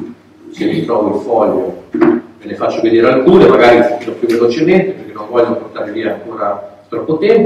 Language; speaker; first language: Italian; native; Italian